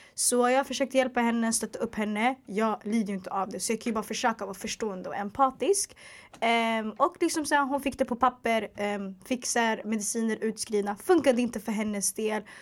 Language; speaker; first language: Swedish; early bilingual, other home language; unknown